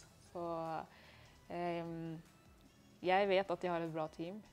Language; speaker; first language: Norwegian; early bilingual, other home language; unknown